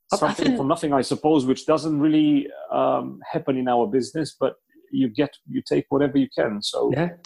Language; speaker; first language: English; non-native, fluent; Bulgarian